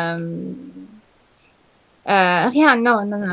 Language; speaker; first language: French; non-native, learner; Italian